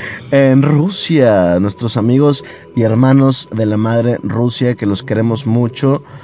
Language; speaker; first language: Spanish; native; Spanish